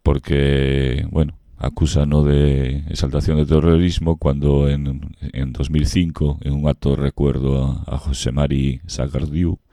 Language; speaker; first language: Spanish; non-native, local second language; Galician